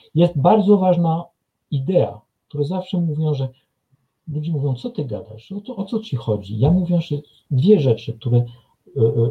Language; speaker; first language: Polish; non-native, fluent; French